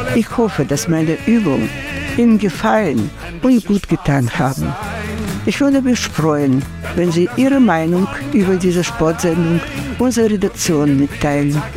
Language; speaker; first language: German; non-native, fluent; Russian